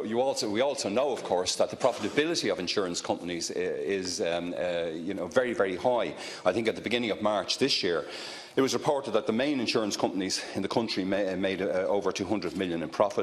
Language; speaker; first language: English; native; English